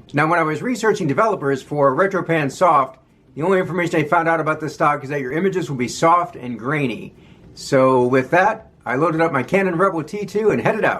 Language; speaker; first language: English; native; English